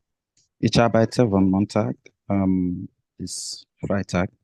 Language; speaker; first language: German; non-native, learner; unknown